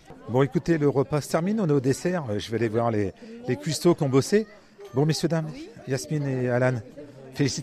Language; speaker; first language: French; native; French